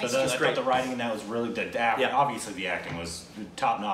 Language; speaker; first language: English; native; English